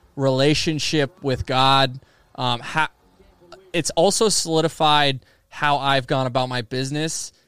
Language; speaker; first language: English; native; English